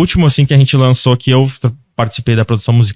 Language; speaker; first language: Portuguese; native; Portuguese